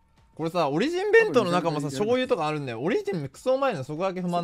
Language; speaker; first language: Japanese; native; Japanese